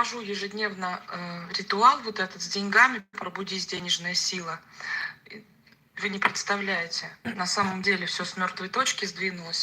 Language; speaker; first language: Russian; native; Russian